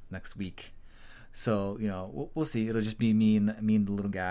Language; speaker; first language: English; native; English